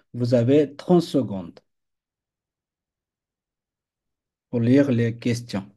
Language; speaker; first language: French; non-native, fluent; Bangla